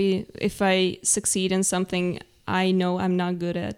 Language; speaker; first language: English; non-native, fluent; Czech